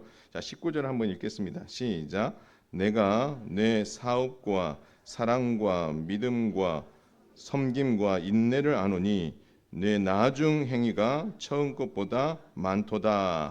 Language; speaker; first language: Korean; native; Korean